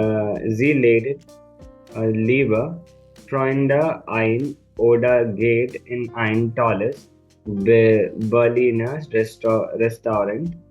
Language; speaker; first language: German; non-native, learner; Hindi